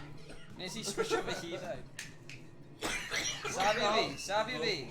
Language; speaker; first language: Welsh; native; Welsh